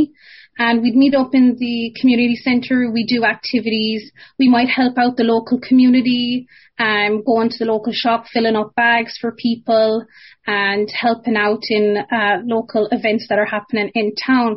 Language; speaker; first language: English; native; English